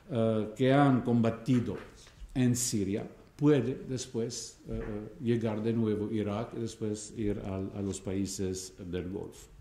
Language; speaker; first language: Spanish; non-native, fluent; Arabic